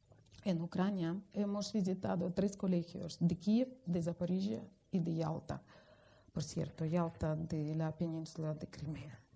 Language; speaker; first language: Spanish; non-native, fluent; Russian